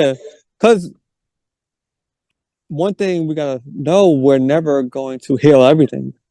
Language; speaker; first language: English; native; English